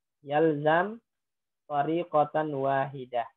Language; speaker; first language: Arabic; non-native, fluent; Indonesian